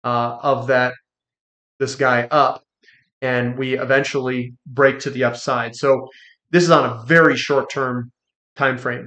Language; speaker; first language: English; native; English